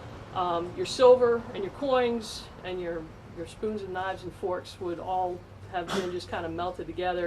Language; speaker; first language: English; native; English